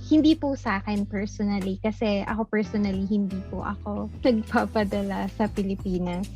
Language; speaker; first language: Filipino; native; Filipino